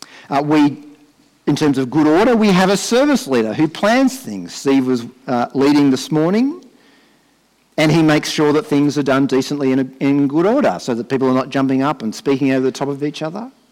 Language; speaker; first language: English; native; English